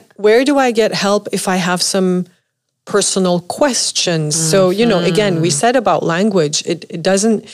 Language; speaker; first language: English; non-native, fluent; Arabic